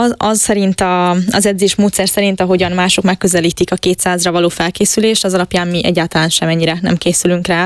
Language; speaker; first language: Hungarian; native; Hungarian